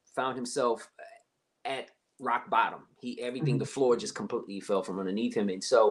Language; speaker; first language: English; native; English